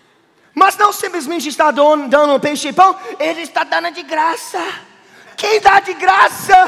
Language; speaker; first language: Portuguese; non-native, fluent; English